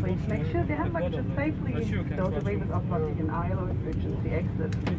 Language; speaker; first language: English; non-native, fluent; German